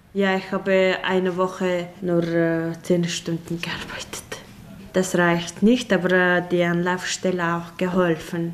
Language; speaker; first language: German; non-native, learner; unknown